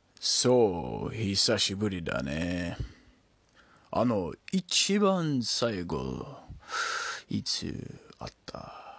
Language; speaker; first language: Japanese; non-native, learner; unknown